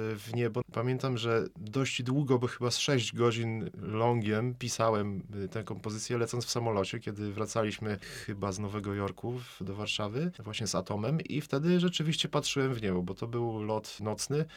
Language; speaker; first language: Polish; native; Polish